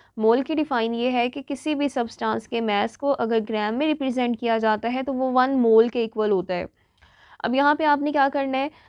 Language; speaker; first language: Urdu; non-native, local second language; Punjabi